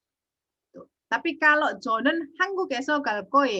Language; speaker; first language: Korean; non-native, fluent; Indonesian